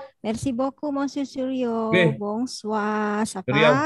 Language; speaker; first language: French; non-native, learner; Indonesian